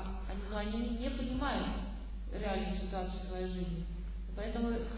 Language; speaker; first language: Russian; native; Russian